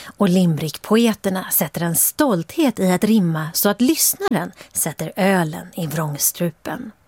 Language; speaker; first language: Swedish; native; Swedish